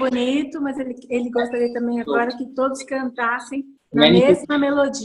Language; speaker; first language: Portuguese; native; Portuguese